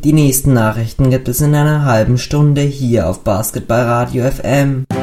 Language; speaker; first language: German; native; German